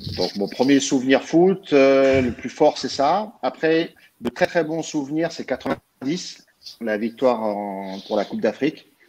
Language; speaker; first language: French; early bilingual, other home language; Arabic